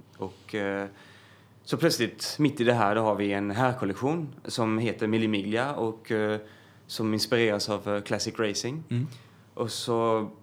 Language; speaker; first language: Swedish; early bilingual, heritage; French